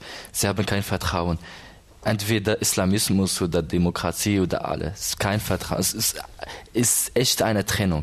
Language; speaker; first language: German; non-native, learner; Arabic